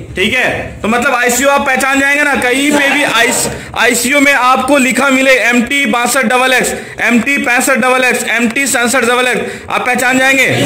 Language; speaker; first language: Hindi; native; Hindi